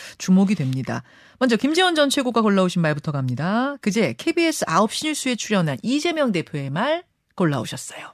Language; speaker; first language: Korean; native; Korean